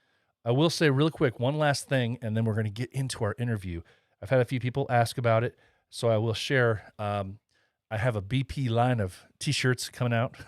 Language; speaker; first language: English; native; English